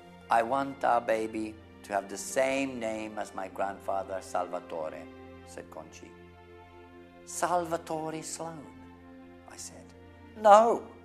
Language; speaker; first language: English; native; English